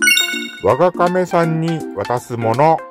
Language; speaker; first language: Japanese; native; Japanese